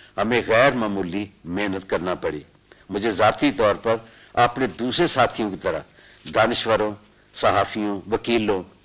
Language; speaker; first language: Urdu; non-native, local second language; Punjabi